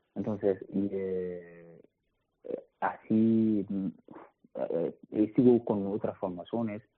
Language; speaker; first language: Spanish; non-native, learner; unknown